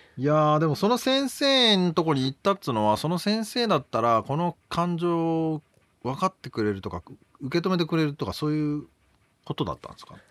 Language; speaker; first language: Japanese; native; Japanese